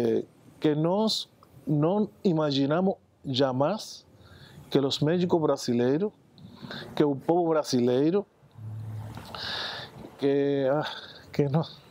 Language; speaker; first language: Portuguese; non-native, fluent; Spanish